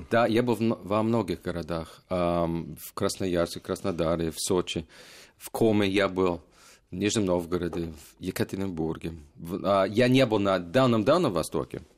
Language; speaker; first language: Russian; non-native, fluent; English